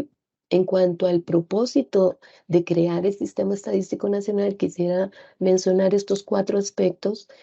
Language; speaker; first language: Spanish; native; Spanish